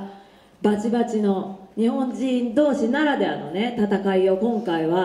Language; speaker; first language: Japanese; native; Japanese